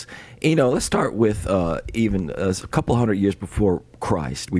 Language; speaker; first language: English; native; English